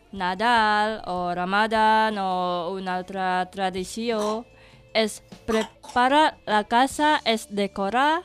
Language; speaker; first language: Catalan; non-native, learner; Indonesian